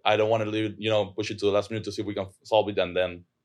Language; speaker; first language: English; non-native, fluent; Spanish